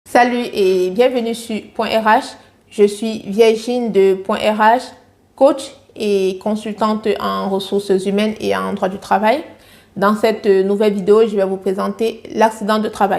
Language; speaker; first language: French; native; French